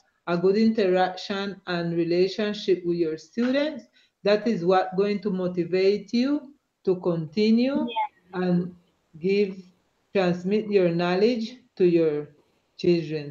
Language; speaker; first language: English; non-native, learner; Spanish